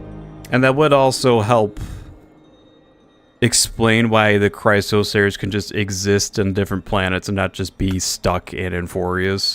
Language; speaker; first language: English; native; English